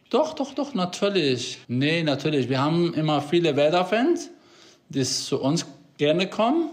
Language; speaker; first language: German; non-native, fluent; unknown